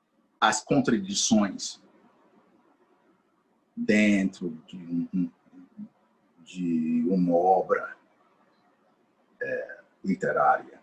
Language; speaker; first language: Portuguese; non-native, fluent; English